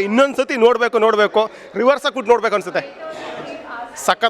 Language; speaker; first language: Kannada; non-native, local second language; Tulu